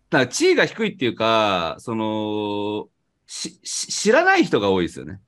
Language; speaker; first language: Japanese; native; Japanese